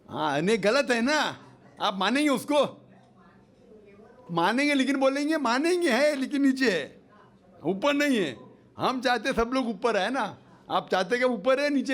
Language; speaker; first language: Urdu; non-native, local second language; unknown